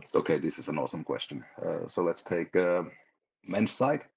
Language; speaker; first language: English; non-native, fluent; Finnish